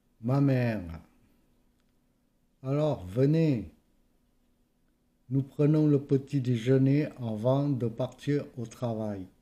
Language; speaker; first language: French; non-native, fluent; Vietnamese